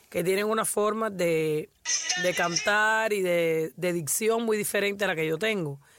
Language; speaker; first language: Spanish; native; Spanish